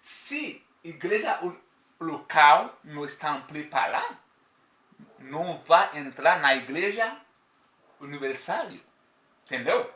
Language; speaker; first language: Portuguese; non-native, learner; Haitian Creole